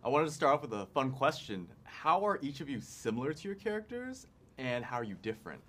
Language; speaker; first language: English; native; English